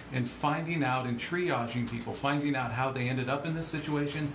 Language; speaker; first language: English; native; English